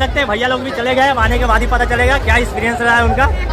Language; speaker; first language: Hindi; native; Hindi